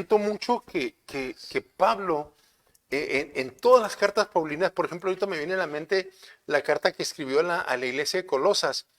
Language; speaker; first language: Spanish; native; Spanish